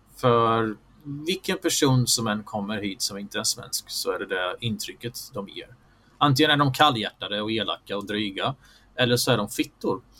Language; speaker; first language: Swedish; early bilingual, other home language; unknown